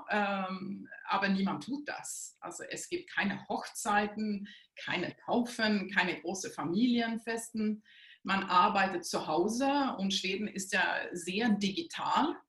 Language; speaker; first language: German; non-native, fluent; Swedish